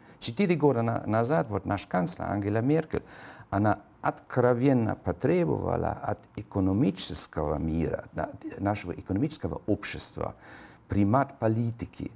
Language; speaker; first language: Russian; non-native, fluent; German